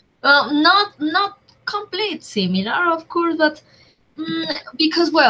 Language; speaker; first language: English; non-native, fluent; Spanish